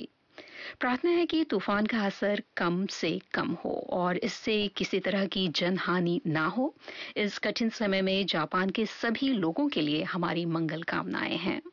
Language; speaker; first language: Hindi; native; Hindi